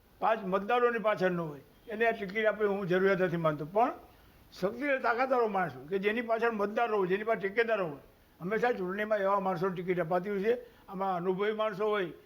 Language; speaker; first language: Gujarati; native; Gujarati